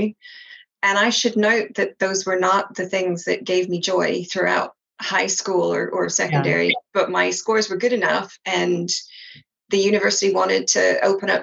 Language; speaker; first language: English; native; English